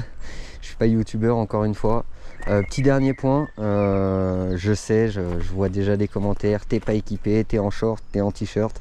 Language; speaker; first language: French; native; French